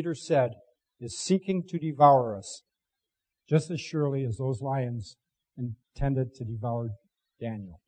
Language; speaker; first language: English; native; English